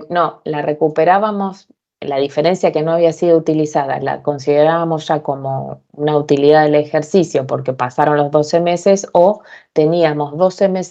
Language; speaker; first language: Spanish; native; Spanish